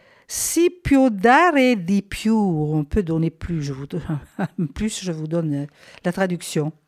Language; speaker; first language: French; native; French